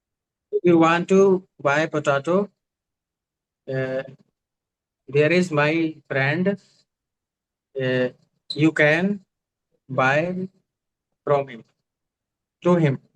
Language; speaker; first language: English; non-native, learner; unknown